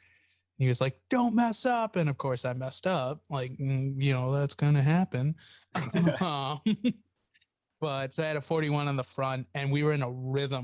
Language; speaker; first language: English; native; English